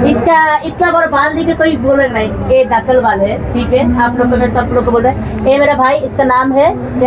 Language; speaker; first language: Hindi; non-native, local second language; Bangla